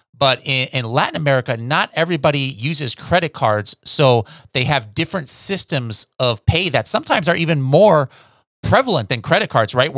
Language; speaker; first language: English; native; English